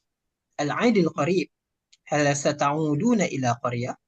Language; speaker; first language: Arabic; non-native, learner; Malay